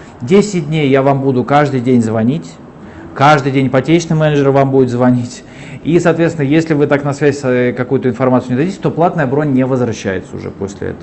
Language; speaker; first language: Russian; native; Russian